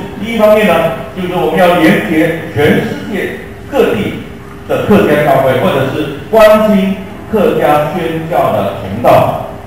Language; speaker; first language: Chinese; non-native, local second language; Hakka Chinese